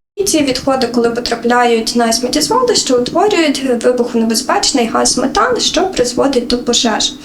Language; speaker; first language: Ukrainian; native; Ukrainian